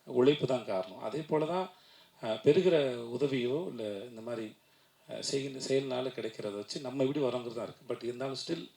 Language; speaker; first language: Tamil; native; Tamil